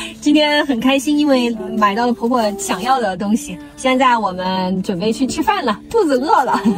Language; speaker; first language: Chinese; native; Chinese